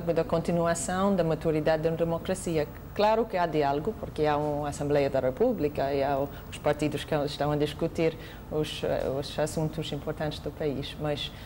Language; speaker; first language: Portuguese; non-native, fluent; English